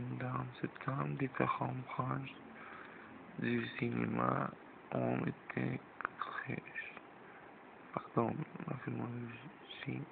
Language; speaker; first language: French; non-native, learner; Spanish